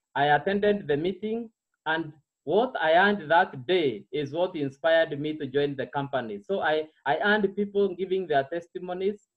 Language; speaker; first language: English; non-native, local second language; Meru